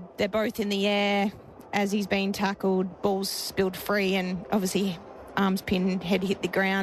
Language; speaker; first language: English; native; English